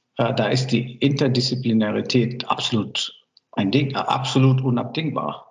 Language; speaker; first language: German; early bilingual, other home language; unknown